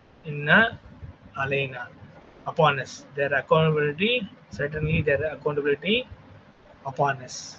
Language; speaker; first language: English; non-native, local second language; Tamil